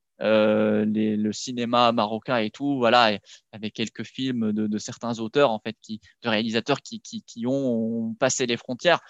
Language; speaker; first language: French; non-native, local second language; Arabic